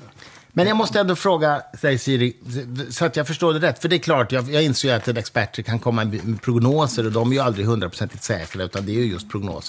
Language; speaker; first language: Swedish; native; Swedish